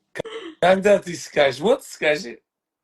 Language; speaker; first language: Russian; non-native, learner; Uzbek